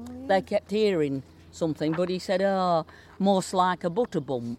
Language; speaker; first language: English; native; English